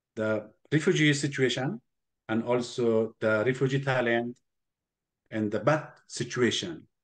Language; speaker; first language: English; non-native, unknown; Persian